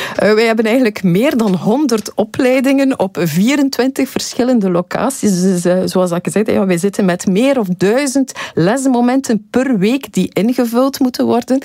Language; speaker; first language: Dutch; native; Dutch